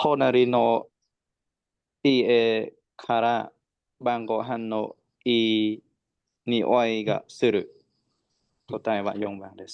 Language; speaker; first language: Japanese; non-native, learner; Khmer